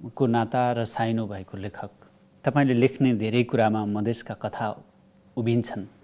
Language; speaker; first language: Nepali; native; Nepali